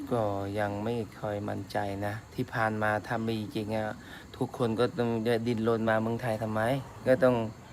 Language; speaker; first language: Thai; non-native, fluent; Khmer